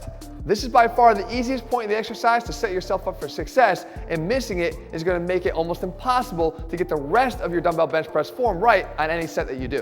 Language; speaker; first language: English; native; English